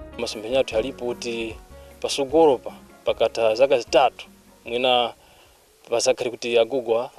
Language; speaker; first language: Nyanja; non-native, local second language; Tumbuka